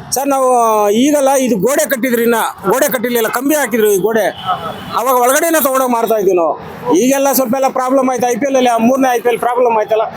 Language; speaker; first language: Kannada; native; Kannada